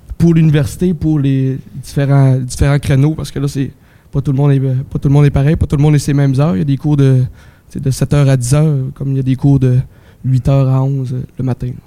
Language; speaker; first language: French; native; French